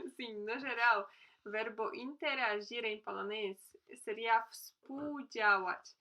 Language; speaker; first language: Portuguese; non-native, fluent; Polish